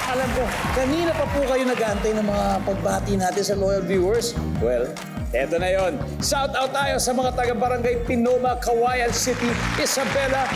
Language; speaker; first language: Filipino; native; Filipino